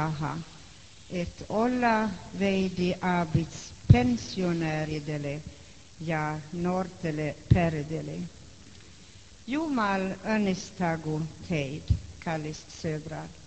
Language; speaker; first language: Estonian; non-native, learner; Swedish